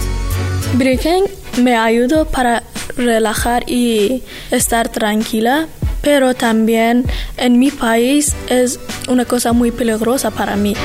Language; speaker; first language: Spanish; non-native, learner; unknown